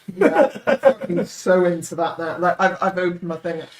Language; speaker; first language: English; native; English